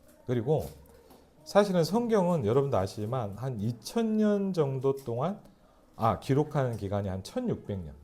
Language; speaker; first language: Korean; native; Korean